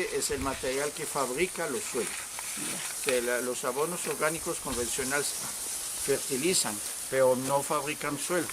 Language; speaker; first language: Spanish; native; Spanish